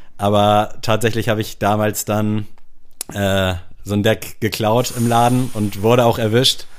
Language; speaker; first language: German; early bilingual, other home language; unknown